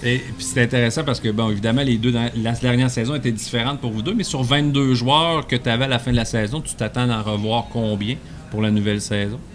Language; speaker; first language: French; native; French